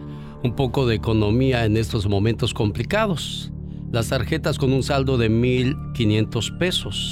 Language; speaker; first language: Spanish; native; Spanish